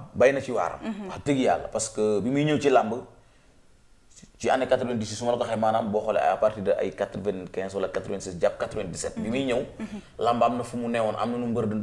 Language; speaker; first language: Wolof; non-native, local second language; Serer